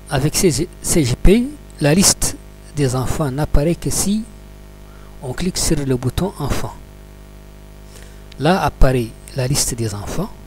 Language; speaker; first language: French; non-native, local second language; Arabic